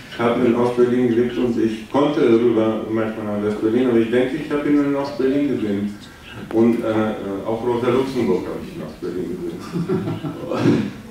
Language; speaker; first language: German; non-native, fluent; Bulgarian